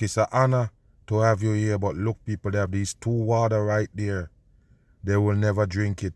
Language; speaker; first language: English; native; English